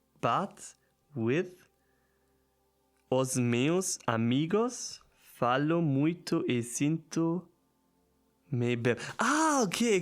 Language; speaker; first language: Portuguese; non-native, learner; German